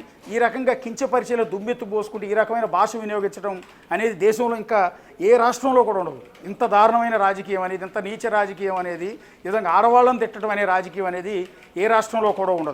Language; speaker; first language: Telugu; native; Telugu